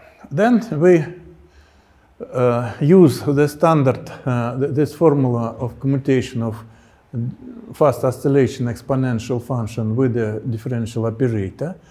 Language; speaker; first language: English; non-native, fluent; Russian